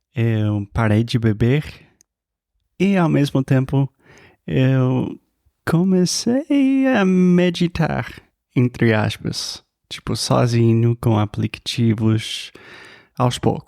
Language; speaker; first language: Portuguese; non-native, fluent; English